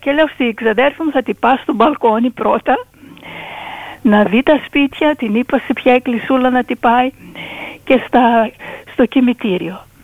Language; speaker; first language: Greek; early bilingual, heritage; Greek